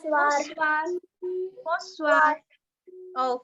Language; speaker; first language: French; non-native, learner; Hindi